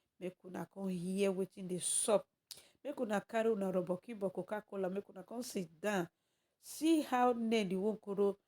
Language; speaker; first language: Nigerian Pidgin; native; Nigerian Pidgin